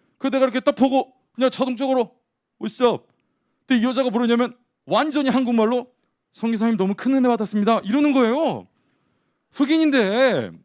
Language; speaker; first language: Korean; native; Korean